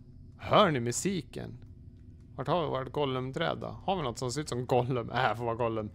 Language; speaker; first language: Swedish; native; Swedish